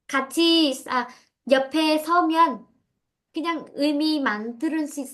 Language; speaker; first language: Korean; non-native, learner; Vietnamese